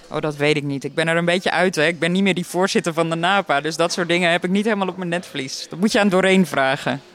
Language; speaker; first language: Dutch; native; Dutch